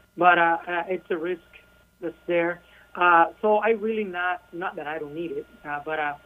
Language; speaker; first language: English; non-native, fluent; Spanish